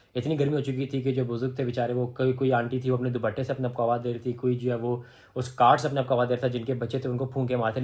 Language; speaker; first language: Urdu; native; Urdu